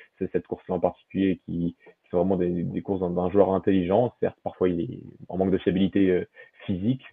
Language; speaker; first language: French; early bilingual, other home language; Portuguese